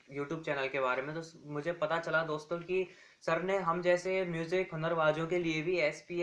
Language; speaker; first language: Hindi; native; Hindi